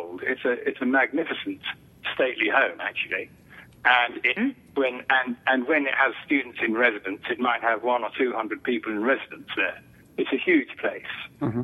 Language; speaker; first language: English; native; English